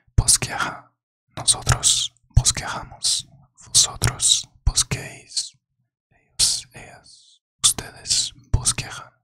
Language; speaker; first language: Spanish; non-native, learner; English